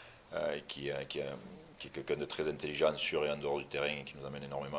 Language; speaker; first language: French; native; French